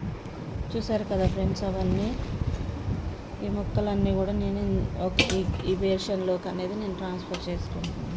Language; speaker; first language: Telugu; native; Telugu